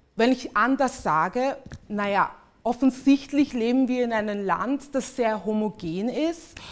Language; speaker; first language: German; early bilingual, other home language; English